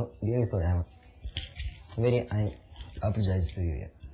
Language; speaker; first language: English; non-native, learner; Japanese